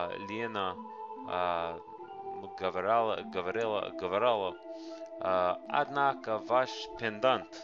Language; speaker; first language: Russian; non-native, learner; English